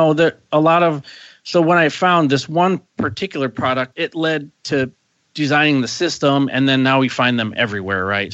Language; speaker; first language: English; native; English